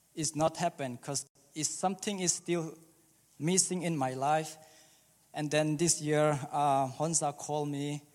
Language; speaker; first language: English; early bilingual, other home language; Burmese